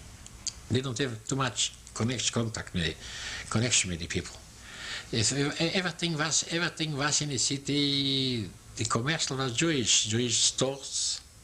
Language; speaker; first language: English; non-native, learner; Yiddish